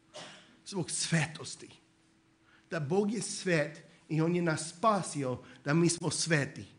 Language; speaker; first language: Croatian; non-native, fluent; English